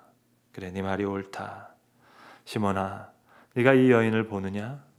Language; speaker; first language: Korean; native; Korean